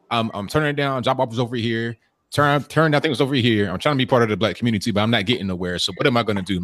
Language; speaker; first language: English; native; English